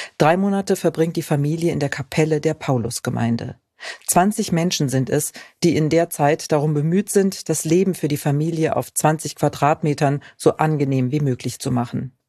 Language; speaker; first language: German; native; German